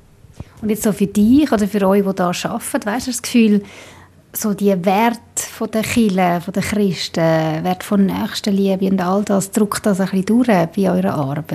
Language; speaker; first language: German; native; German